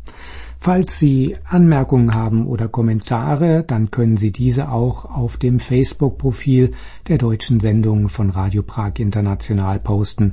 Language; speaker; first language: German; native; German